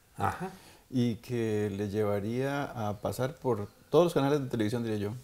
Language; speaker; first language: Spanish; native; Spanish